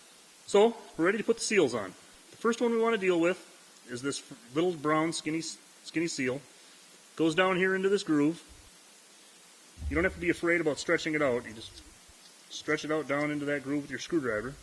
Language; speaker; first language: English; native; English